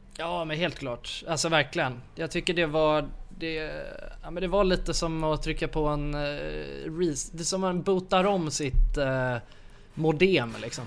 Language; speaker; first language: Swedish; native; Swedish